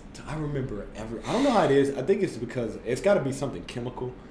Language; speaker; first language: English; native; English